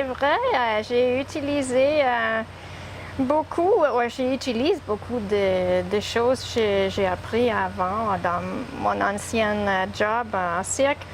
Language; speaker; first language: French; non-native, learner; English